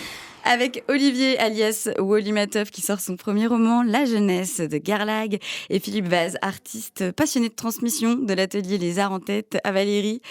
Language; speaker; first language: French; native; French